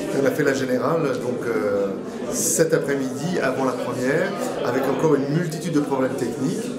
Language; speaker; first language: French; non-native, fluent; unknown